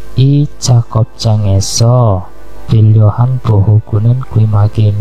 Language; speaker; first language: Korean; non-native, learner; Indonesian